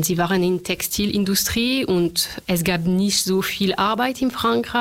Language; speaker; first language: German; non-native, fluent; French